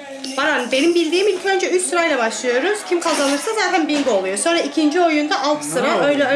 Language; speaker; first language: Turkish; native; Turkish